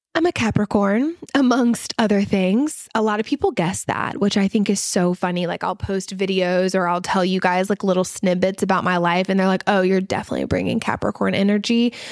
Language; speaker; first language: English; native; English